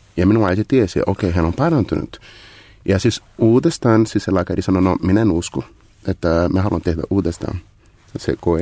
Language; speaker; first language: Finnish; non-native, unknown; Portuguese